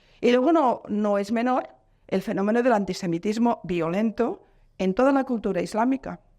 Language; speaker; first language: Spanish; non-native, local second language; Catalan